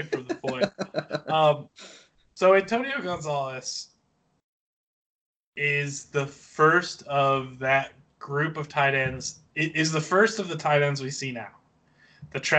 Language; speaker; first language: English; native; English